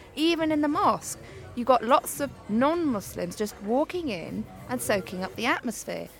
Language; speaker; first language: English; native; English